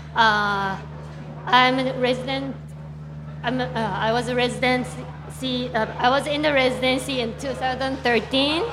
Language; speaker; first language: English; non-native, fluent; Japanese